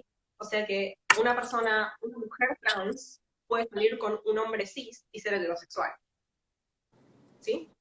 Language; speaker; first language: Spanish; native; Spanish